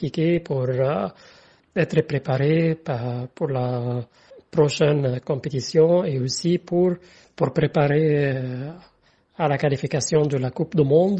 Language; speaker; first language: French; non-native, fluent; Arabic